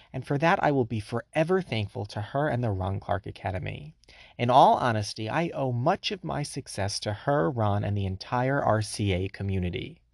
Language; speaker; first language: English; native; English